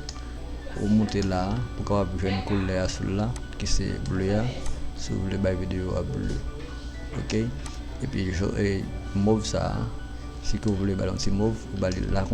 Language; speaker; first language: French; non-native, learner; Haitian Creole